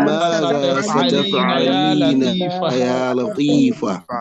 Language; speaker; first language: Arabic; non-native, learner; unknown